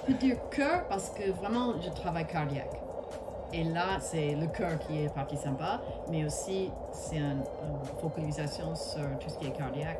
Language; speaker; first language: French; non-native, fluent; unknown